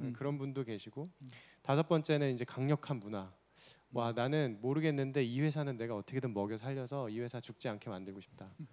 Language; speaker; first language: Korean; native; Korean